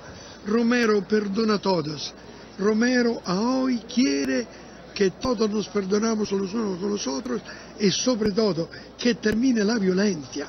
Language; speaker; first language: Spanish; non-native, fluent; Italian